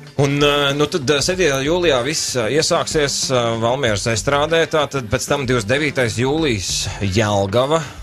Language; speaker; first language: Latvian; native; Latvian